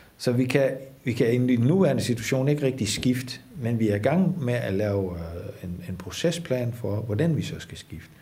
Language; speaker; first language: Danish; non-native, fluent; Dutch